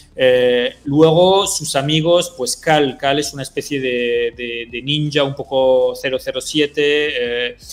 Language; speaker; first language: Spanish; early bilingual, other home language; French